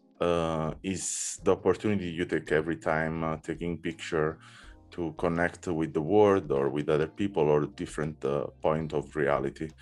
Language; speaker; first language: English; non-native, learner; Italian